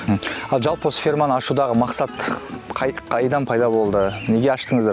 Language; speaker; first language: Kazakh; native; Kazakh